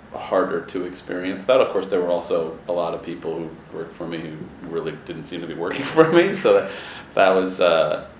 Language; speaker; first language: English; native; English